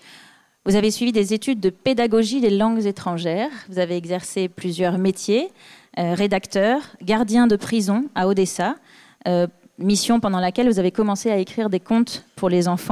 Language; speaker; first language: French; native; French